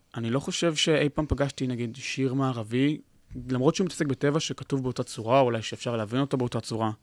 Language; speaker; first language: Hebrew; native; Hebrew